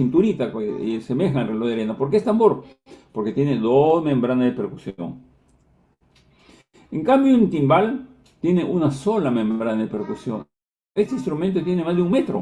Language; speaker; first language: Spanish; native; Spanish